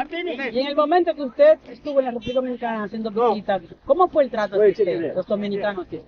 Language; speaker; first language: Spanish; native; Spanish